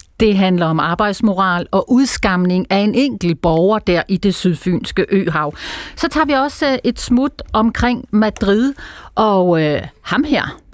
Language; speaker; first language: Danish; native; Danish